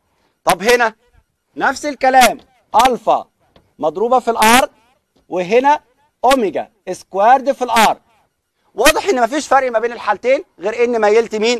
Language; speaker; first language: Arabic; native; Arabic